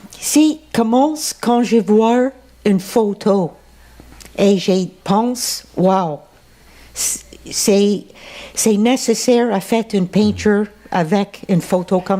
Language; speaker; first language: French; non-native, local second language; English